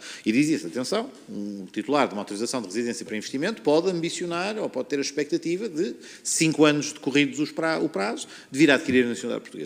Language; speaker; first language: Portuguese; native; Portuguese